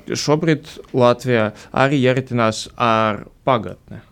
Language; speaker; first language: Latvian; non-native, fluent; Russian